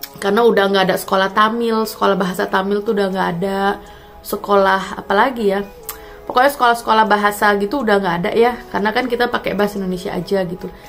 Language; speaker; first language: Indonesian; native; Indonesian